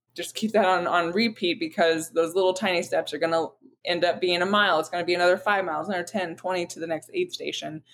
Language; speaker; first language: English; native; English